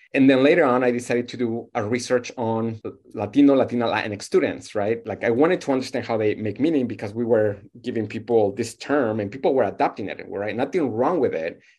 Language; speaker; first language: English; non-native, fluent; Spanish